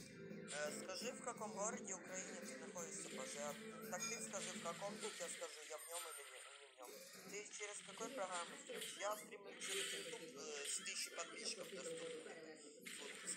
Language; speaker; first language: Russian; native; Russian